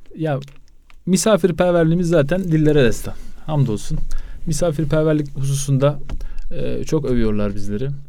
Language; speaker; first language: Turkish; native; Turkish